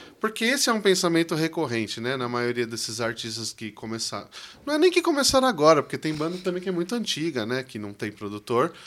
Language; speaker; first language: Portuguese; native; Portuguese